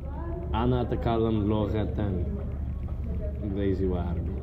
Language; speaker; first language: Arabic; non-native, learner; English